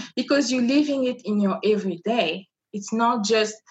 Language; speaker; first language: English; non-native, fluent; French